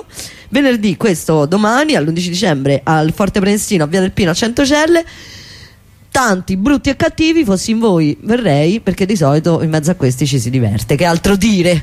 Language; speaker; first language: Italian; native; Italian